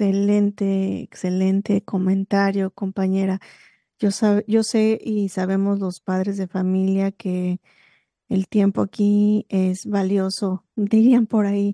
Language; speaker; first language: Spanish; native; Spanish